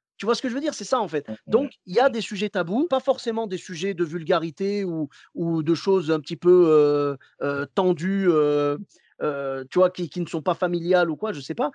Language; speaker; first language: French; native; French